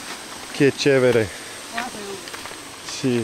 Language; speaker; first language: Spanish; non-native, learner; English